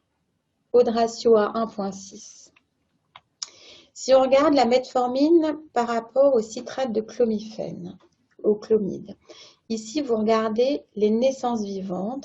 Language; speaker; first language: French; native; French